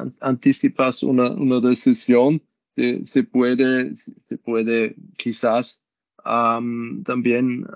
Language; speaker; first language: Spanish; non-native, learner; German